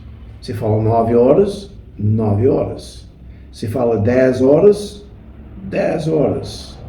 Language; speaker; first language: Portuguese; non-native, fluent; English